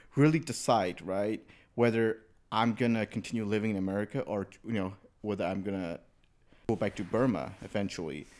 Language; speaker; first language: English; early bilingual, other home language; Burmese